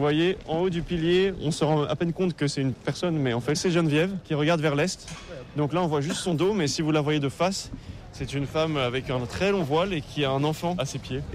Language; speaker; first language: French; native; French